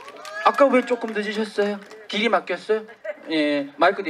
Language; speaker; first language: Korean; native; Korean